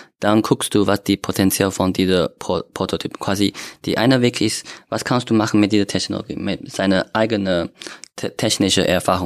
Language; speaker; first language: German; non-native, learner; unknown